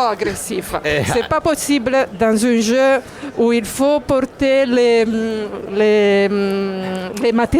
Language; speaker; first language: French; non-native, learner; Italian